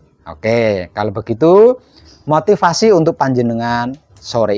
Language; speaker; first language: Indonesian; non-native, local second language; Javanese